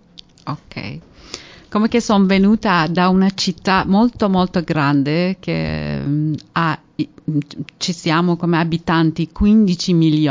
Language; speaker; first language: Italian; non-native, fluent; Persian